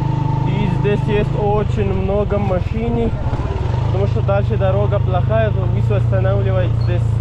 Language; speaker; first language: Russian; non-native, learner; Urdu